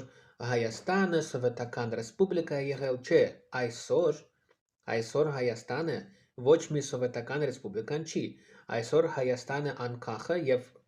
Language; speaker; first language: Armenian; non-native, fluent; Russian